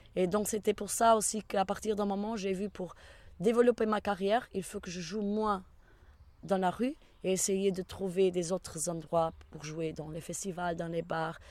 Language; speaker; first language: French; non-native, fluent; Portuguese